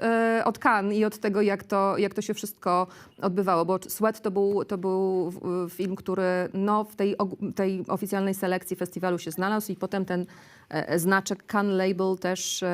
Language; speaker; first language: Polish; native; Polish